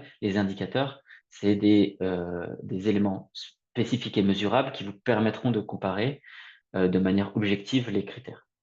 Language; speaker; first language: French; native; French